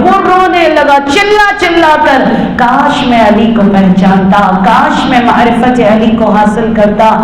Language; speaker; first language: Urdu; native; Urdu